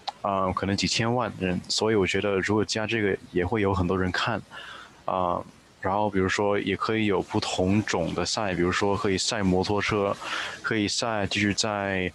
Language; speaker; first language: Chinese; early bilingual, heritage; Chinese